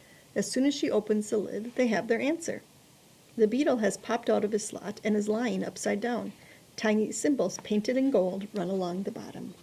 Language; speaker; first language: English; native; English